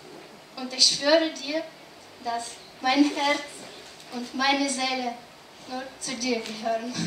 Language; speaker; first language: German; non-native, learner; Russian